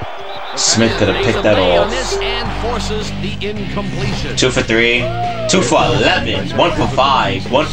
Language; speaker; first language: English; native; English